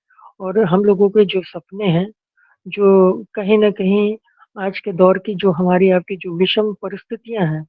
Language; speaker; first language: Hindi; native; Hindi